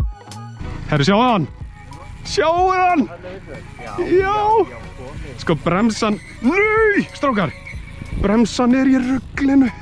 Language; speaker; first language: Icelandic; native; Icelandic